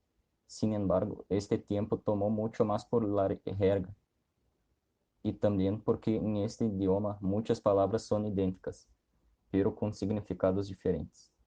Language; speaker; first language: Spanish; non-native, learner; Portuguese